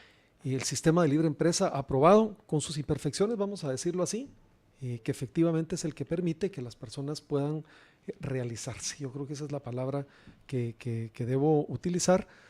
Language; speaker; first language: Spanish; native; Spanish